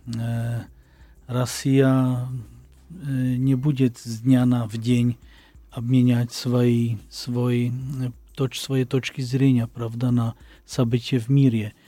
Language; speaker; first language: Russian; non-native, learner; Slovak